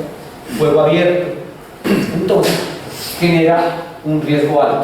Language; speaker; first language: Spanish; native; Spanish